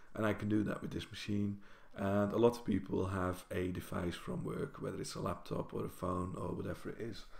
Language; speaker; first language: English; non-native, fluent; Dutch